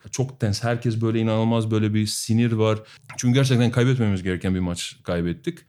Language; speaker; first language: Turkish; non-native, fluent; Albanian